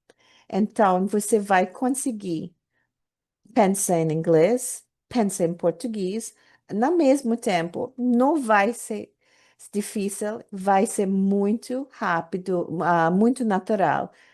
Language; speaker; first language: Portuguese; non-native, learner; English